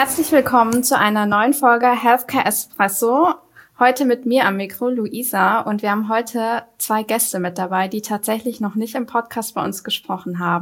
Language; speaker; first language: German; native; German